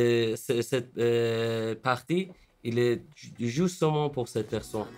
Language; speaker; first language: French; non-native, learner; Persian